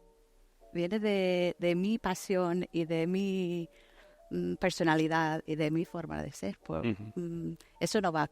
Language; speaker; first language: Spanish; non-native, fluent; English